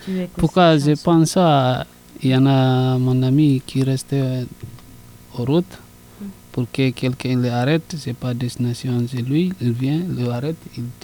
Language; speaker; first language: French; non-native, local second language; Susu